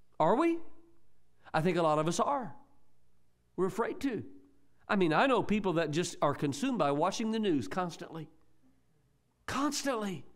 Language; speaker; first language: English; native; English